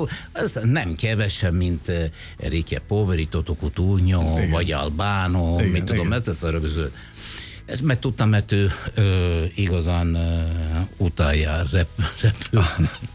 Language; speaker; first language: Hungarian; non-native, fluent; Italian